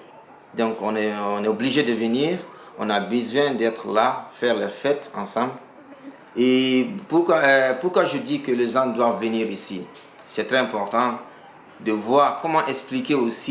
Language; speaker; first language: French; non-native, local second language; Mandingo